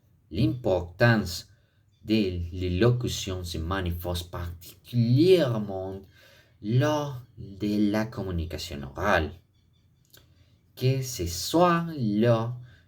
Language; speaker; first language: French; non-native, fluent; Spanish